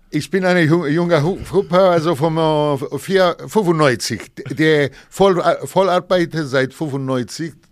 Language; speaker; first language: German; non-native, fluent; Greek